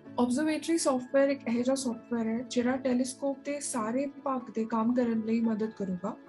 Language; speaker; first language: Punjabi; non-native, local second language; Tamil